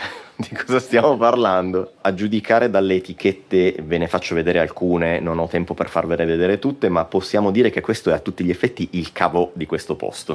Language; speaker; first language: Italian; native; Italian